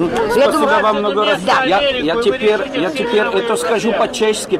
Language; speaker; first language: Russian; non-native, learner; Czech